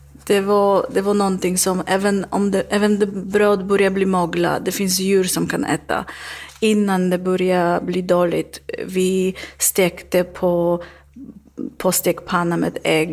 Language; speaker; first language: Swedish; non-native, learner; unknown